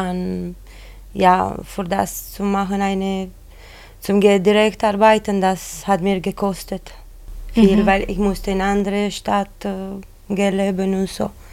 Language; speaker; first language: German; non-native, learner; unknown